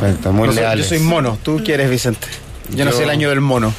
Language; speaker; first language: Spanish; native; Spanish